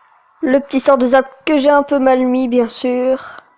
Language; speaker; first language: French; native; French